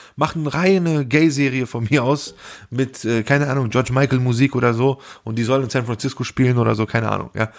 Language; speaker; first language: German; early bilingual, other home language; Turkish